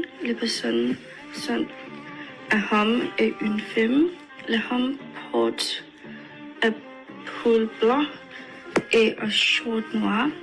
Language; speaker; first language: French; non-native, learner; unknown